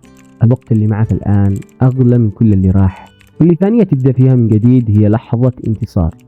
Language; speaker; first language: Arabic; native; Arabic